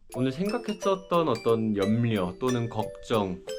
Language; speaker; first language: Korean; native; Korean